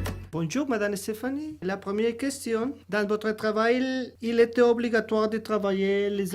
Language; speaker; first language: French; non-native, learner; Spanish